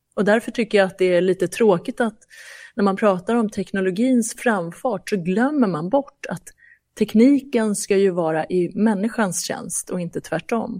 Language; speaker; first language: Swedish; early bilingual, other home language; Persian